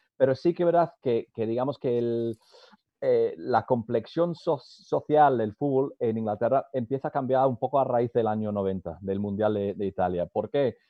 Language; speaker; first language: Spanish; non-native, fluent; English